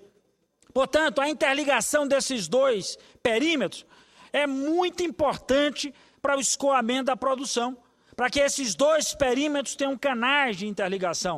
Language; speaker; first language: Portuguese; native; Portuguese